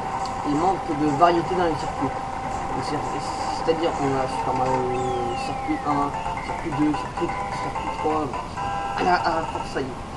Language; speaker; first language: French; native; French